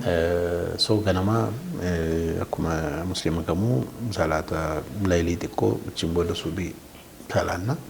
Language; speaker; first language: Oromo; native; Oromo